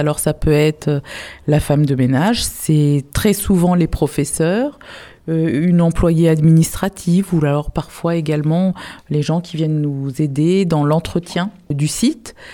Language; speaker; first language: French; native; French